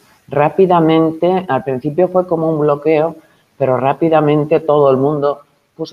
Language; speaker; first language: Spanish; native; Spanish